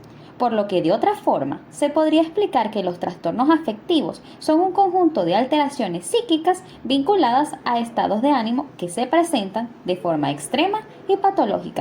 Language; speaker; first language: Spanish; native; Spanish